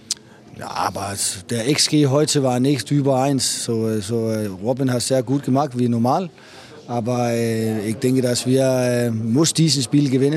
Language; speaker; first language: German; non-native, fluent; Danish